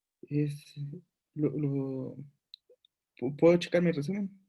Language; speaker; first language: Spanish; native; Spanish